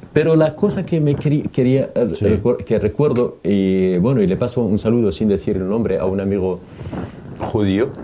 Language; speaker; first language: Spanish; non-native, fluent; Arabic